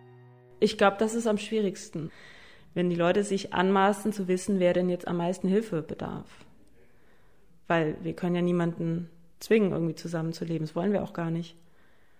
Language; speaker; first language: German; native; German